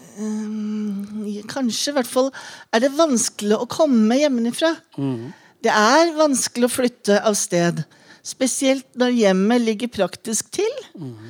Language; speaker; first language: Norwegian; native; Norwegian